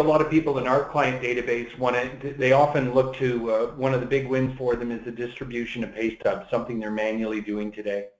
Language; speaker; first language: English; native; English